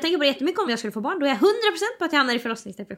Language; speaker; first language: Swedish; native; Swedish